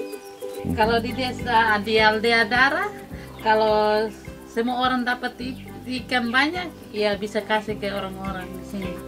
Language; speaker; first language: Indonesian; non-native, local second language; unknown